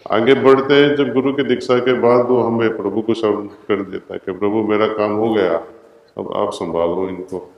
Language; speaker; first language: Hindi; non-native, local second language; Gujarati